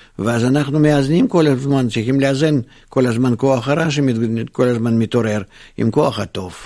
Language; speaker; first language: Hebrew; non-native, fluent; Russian